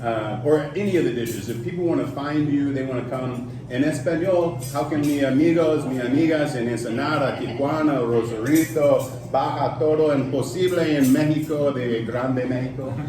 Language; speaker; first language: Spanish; non-native, learner; English